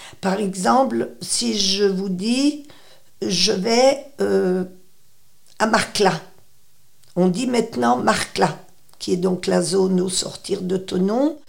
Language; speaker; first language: French; native; French